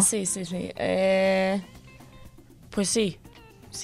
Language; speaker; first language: Spanish; non-native, learner; Croatian